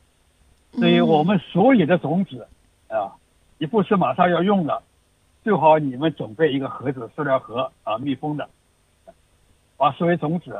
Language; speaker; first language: Chinese; native; Chinese